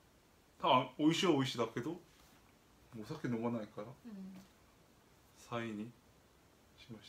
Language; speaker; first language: Japanese; non-native, fluent; Korean